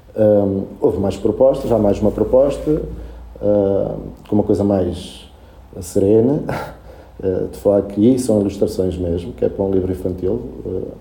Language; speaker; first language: Portuguese; early bilingual, other home language; Spanish